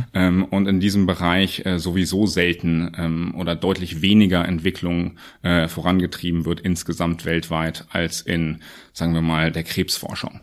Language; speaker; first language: German; native; German